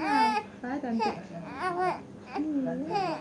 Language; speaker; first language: Indonesian; native; Indonesian